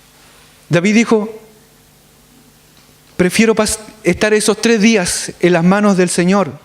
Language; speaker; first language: Spanish; native; Spanish